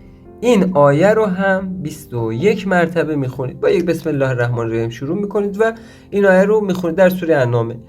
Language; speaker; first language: Persian; native; Persian